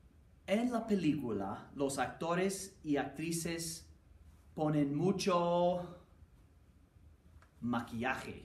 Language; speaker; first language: Spanish; non-native, fluent; English